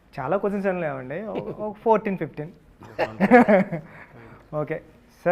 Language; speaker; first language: Telugu; native; Telugu